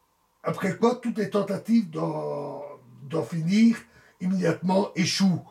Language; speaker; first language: French; native; French